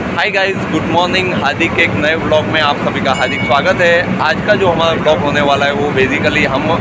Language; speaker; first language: Hindi; non-native, local second language; Gujarati